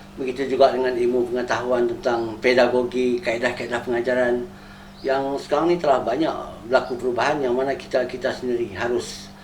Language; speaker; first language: Malay; native; Malay